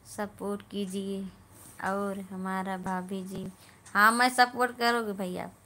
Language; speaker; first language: Hindi; native; Hindi